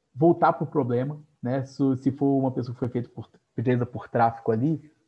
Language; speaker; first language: Portuguese; native; Portuguese